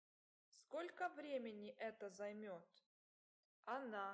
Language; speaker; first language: Russian; non-native, learner; English